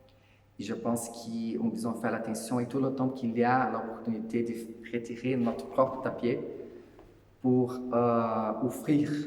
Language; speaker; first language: French; non-native, fluent; Portuguese